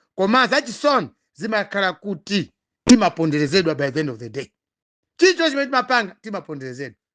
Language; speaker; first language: Nyanja; non-native, local second language; Tumbuka